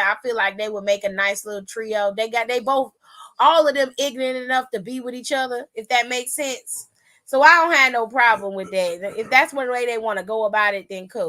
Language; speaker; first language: English; native; English